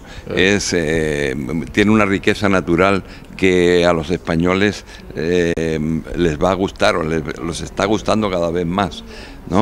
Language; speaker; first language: Spanish; native; Spanish